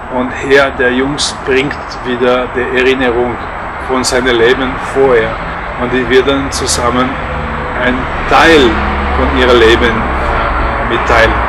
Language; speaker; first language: German; non-native, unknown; French